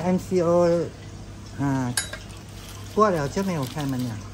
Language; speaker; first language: Chinese; non-native, local second language; Min Nan Chinese